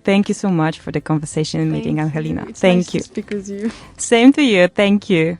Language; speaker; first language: English; non-native, learner; Polish